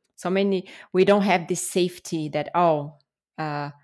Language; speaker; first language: English; non-native, fluent; Portuguese